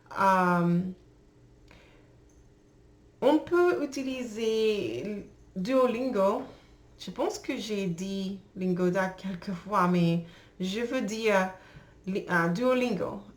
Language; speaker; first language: French; non-native, learner; English